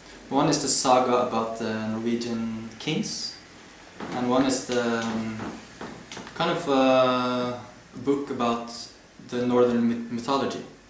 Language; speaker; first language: English; non-native, fluent; Norwegian